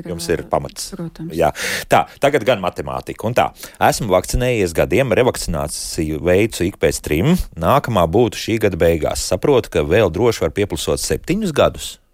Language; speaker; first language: Latvian; native; Latvian